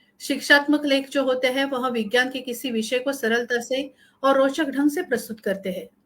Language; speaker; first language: Hindi; non-native, local second language; Marathi